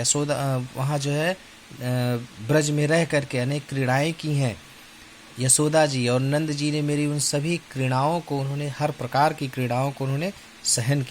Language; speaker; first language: Hindi; native; Hindi